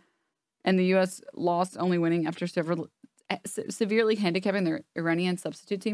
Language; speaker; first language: English; native; English